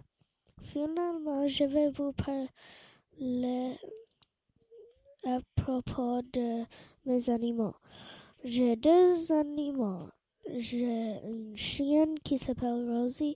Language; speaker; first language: French; non-native, learner; English